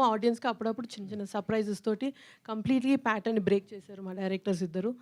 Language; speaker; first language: Telugu; native; Telugu